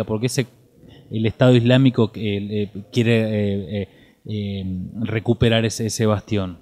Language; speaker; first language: Spanish; native; Spanish